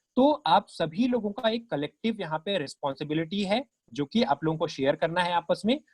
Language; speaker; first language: Hindi; native; Hindi